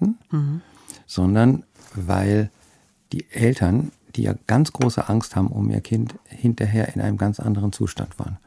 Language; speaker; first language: German; native; German